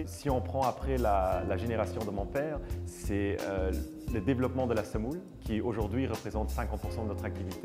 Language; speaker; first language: French; non-native, local second language; Luxembourgish